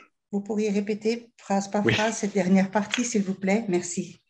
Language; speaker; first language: French; non-native, fluent; Portuguese